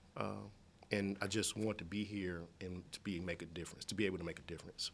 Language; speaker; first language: English; native; English